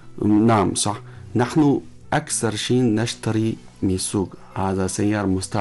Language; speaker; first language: Arabic; non-native, learner; Chinese